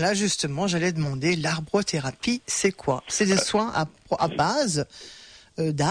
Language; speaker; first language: French; native; French